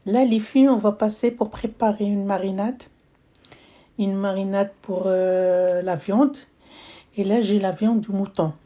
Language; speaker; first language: French; non-native, local second language; Arabic